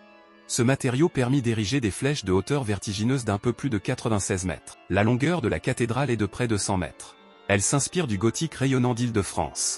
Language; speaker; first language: French; native; French